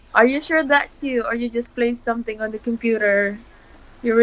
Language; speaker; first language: English; non-native, local second language; Filipino